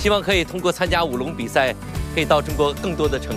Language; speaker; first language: Chinese; native; Chinese